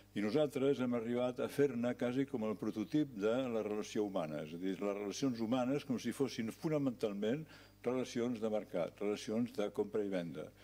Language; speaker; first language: Catalan; native; Catalan